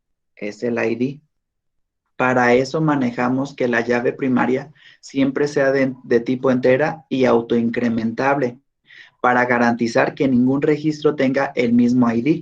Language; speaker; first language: Spanish; native; Spanish